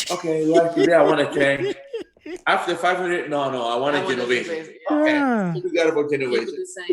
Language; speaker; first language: English; non-native, learner; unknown